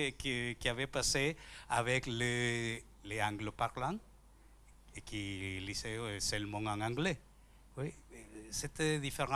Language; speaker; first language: French; non-native, learner; Spanish